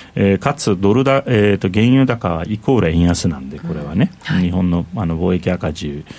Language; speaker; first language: Japanese; non-native, fluent; Turkish